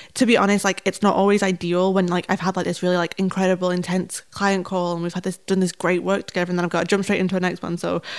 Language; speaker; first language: English; native; English